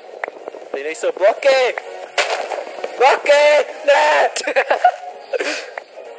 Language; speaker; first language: Czech; native; Czech